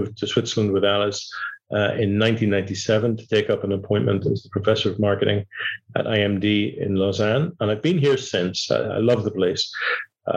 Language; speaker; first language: English; native; English